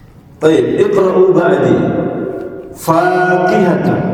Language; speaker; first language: Arabic; non-native, fluent; Indonesian